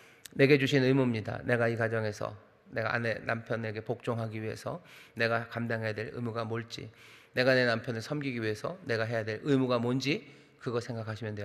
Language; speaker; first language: Korean; native; Korean